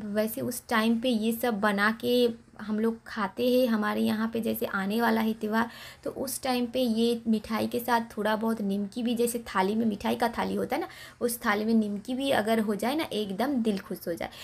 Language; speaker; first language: Hindi; non-native, local second language; Bangla